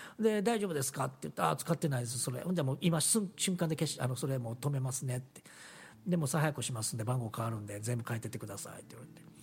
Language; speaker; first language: Japanese; native; Japanese